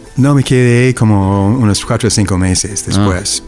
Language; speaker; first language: Spanish; non-native, fluent; English